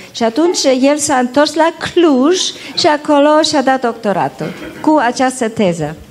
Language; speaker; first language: Romanian; non-native, local second language; German